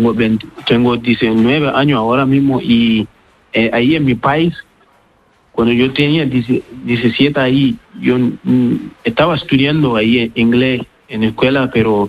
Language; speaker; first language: Spanish; non-native, learner; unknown